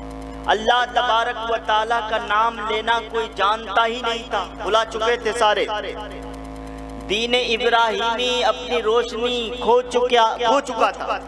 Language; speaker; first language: Urdu; native; Urdu